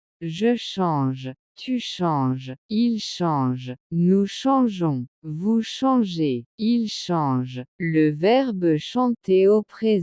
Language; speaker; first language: French; non-native, local second language; Arabic